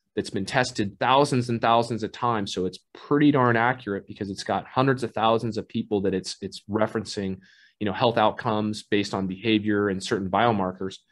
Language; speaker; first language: English; native; English